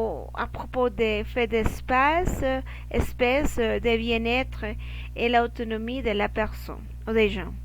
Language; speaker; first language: French; non-native, learner; Spanish